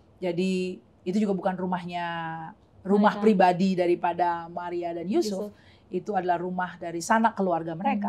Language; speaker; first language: Indonesian; native; Indonesian